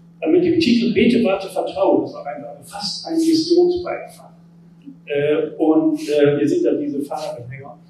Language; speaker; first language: German; native; German